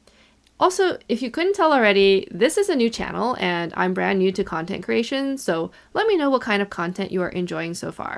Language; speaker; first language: English; native; English